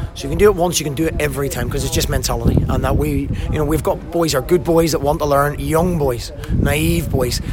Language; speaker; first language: English; native; English